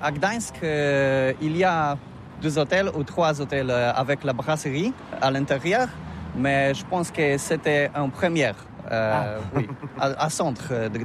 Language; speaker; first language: French; non-native, learner; Polish